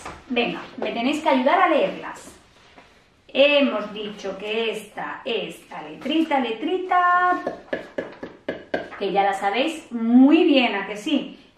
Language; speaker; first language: Spanish; native; Spanish